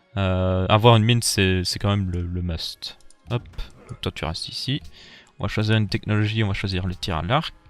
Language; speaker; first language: French; native; French